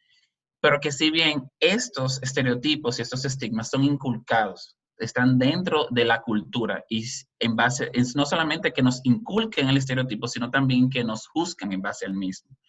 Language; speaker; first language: Spanish; native; Spanish